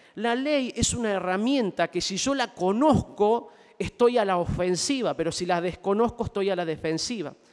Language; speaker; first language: Spanish; native; Spanish